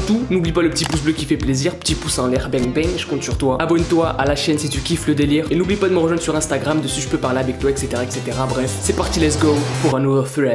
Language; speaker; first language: French; native; French